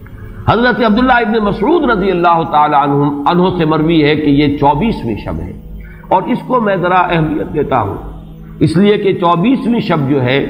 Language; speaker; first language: Urdu; native; Urdu